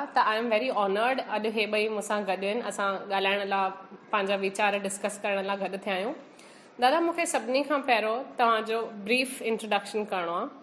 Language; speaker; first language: Sindhi; early bilingual, heritage; Sindhi